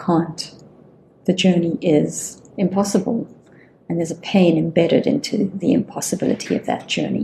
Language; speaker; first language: English; native; English